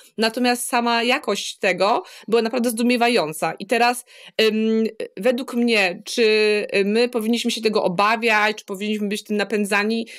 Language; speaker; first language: Polish; native; Polish